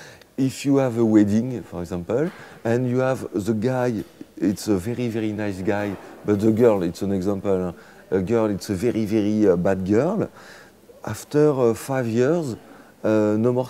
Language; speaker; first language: English; non-native, fluent; French